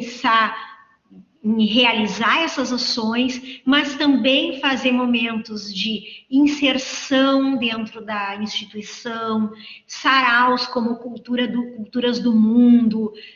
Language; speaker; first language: Portuguese; native; Portuguese